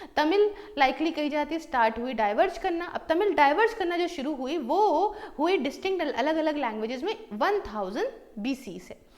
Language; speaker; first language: Hindi; native; Hindi